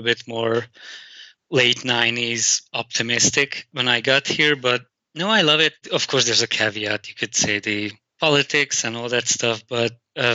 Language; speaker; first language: English; non-native, fluent; Hungarian